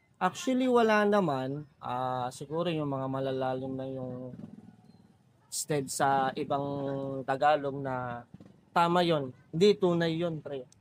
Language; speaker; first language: Filipino; non-native, local second language; Iloko